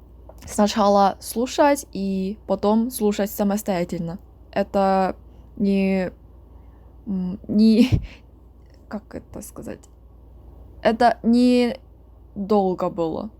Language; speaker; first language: Russian; non-native, learner; Korean